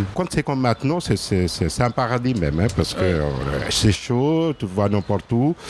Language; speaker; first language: French; non-native, fluent; Portuguese